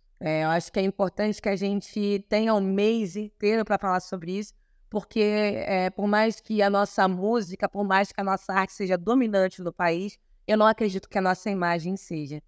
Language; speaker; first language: Portuguese; native; Portuguese